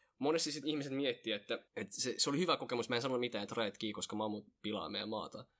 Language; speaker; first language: Finnish; early bilingual, other home language; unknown